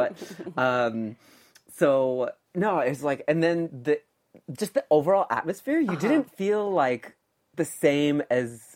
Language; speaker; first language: English; native; English